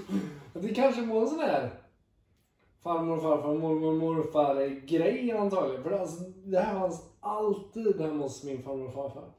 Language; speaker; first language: Swedish; native; Swedish